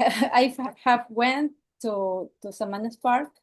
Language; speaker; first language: English; non-native, learner; Spanish